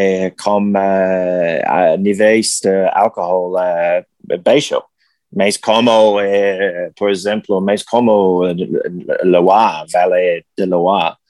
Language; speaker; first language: Portuguese; non-native, learner; English